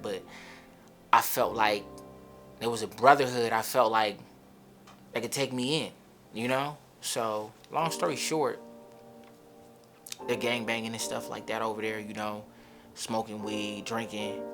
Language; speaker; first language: English; early bilingual, other home language; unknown